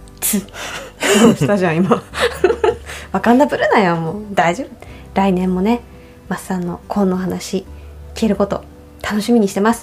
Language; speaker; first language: Japanese; native; Japanese